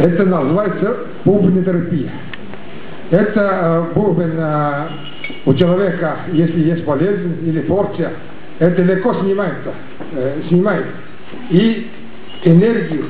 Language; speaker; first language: Russian; non-native, local second language; Tuvinian